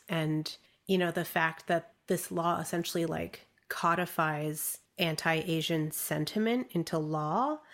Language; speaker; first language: English; early bilingual, other home language; Chinese